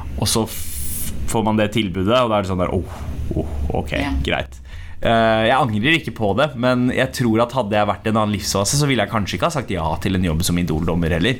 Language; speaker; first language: Norwegian; early bilingual, other home language; Punjabi